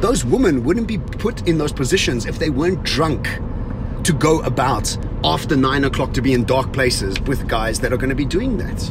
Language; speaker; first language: English; native; English